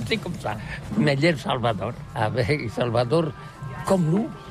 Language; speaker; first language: French; non-native, learner; Catalan